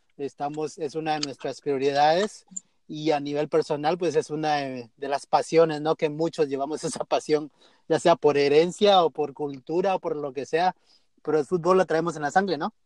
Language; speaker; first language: Spanish; native; Spanish